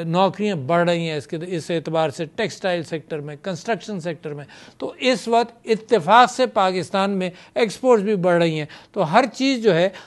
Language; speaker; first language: Urdu; native; Urdu